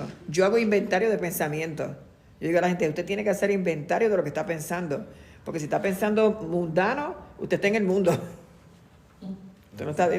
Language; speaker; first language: Spanish; native; Spanish